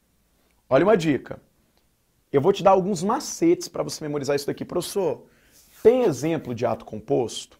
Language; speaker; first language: Portuguese; native; Portuguese